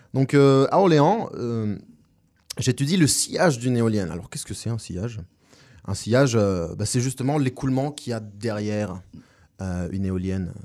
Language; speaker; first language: French; non-native, fluent; Spanish